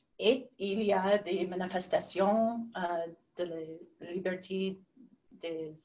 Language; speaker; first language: French; non-native, learner; English